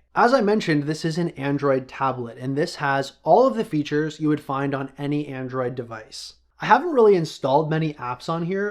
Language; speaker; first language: English; native; English